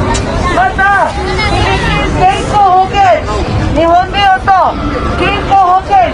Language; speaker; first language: Japanese; non-native, fluent; Filipino